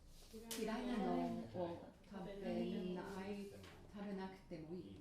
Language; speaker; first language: Japanese; non-native, learner; English